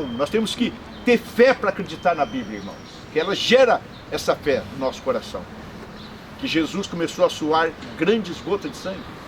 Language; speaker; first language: Portuguese; native; Portuguese